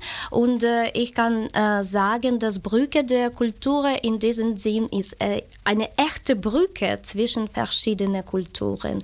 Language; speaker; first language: German; non-native, fluent; Ukrainian